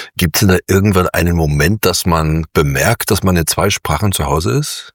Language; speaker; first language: German; native; German